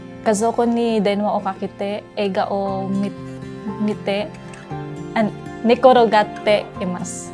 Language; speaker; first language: Japanese; non-native, learner; Cebuano